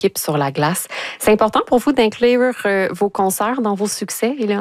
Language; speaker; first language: French; native; French